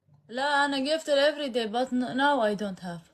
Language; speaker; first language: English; non-native, learner; Arabic